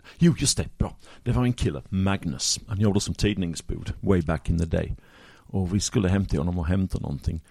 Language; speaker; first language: Swedish; non-native, fluent; English